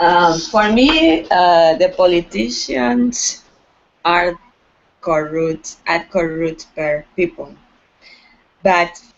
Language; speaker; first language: English; non-native, learner; Spanish